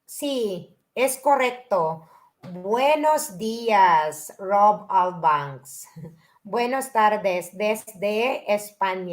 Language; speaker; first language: Spanish; non-native, fluent; Filipino